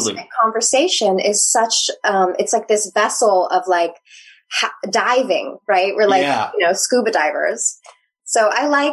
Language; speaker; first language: English; native; English